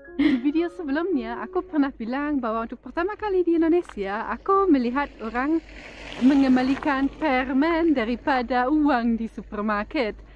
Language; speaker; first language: Indonesian; non-native, fluent; German